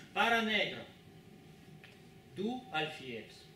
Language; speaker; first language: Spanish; non-native, fluent; Russian